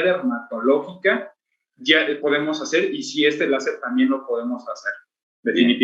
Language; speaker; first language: Spanish; native; Spanish